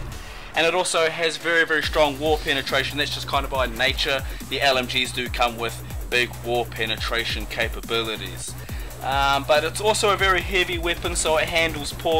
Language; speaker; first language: English; native; English